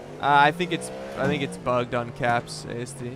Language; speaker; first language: English; native; English